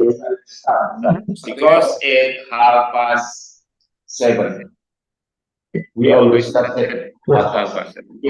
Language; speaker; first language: English; non-native, learner; Indonesian